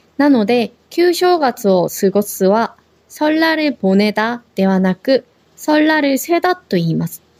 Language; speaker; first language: Japanese; non-native, fluent; Korean